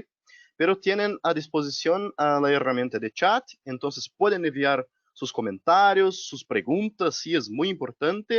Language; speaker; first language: Spanish; non-native, local second language; Portuguese